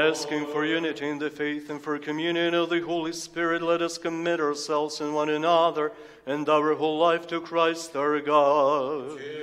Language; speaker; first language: English; non-native, fluent; Ukrainian